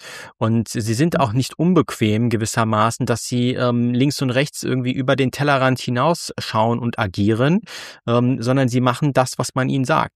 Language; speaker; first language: German; native; German